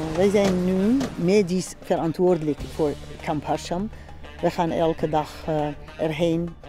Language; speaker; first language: Dutch; non-native, fluent; Central Kurdish